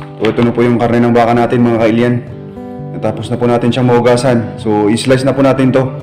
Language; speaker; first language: Filipino; non-native, local second language; Iloko